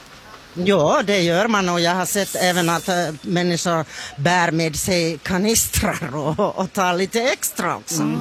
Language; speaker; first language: Swedish; non-native, fluent; Finnish